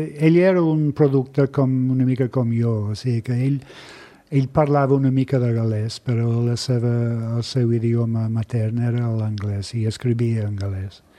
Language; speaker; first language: Catalan; non-native, fluent; English